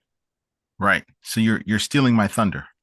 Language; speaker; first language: English; native; English